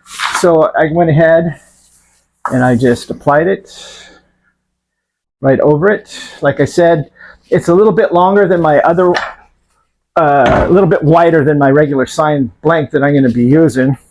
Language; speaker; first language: English; native; English